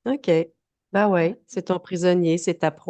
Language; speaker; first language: French; native; French